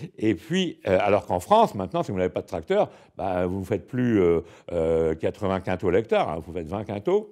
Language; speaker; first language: French; native; French